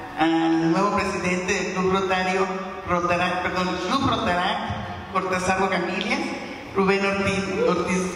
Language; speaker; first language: Spanish; native; Spanish